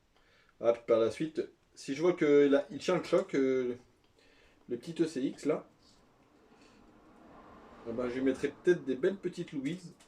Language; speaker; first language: French; native; French